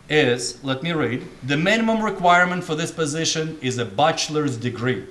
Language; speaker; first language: English; non-native, fluent; Russian